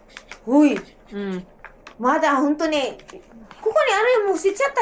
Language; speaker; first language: Japanese; early bilingual, other home language; Cebuano